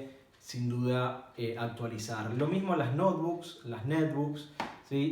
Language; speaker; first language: Spanish; native; Spanish